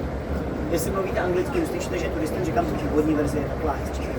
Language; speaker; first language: Czech; native; Czech